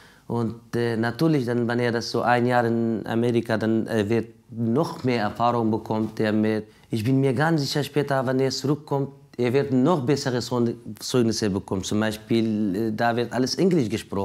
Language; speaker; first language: German; non-native, learner; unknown